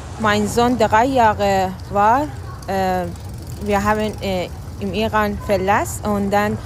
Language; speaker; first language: German; non-native, learner; Persian